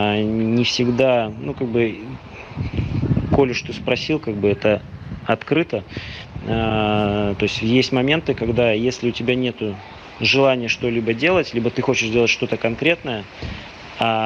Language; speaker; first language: Russian; native; Russian